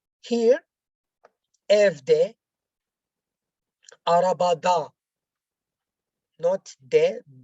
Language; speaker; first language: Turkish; non-native, learner; Arabic